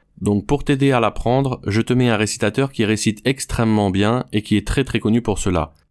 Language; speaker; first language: French; native; French